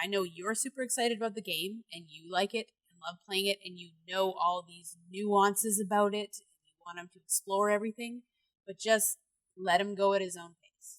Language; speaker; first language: English; native; English